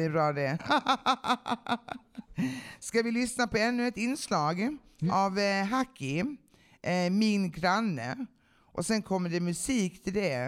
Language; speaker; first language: Swedish; native; Swedish